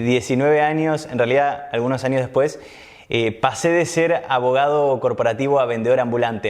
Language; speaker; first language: Spanish; native; Spanish